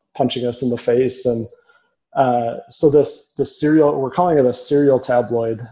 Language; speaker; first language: English; native; English